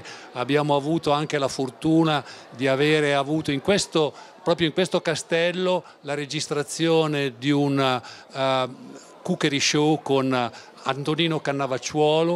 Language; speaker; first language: Italian; native; Italian